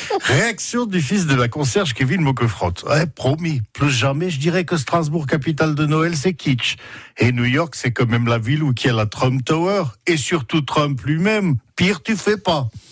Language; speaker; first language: French; native; French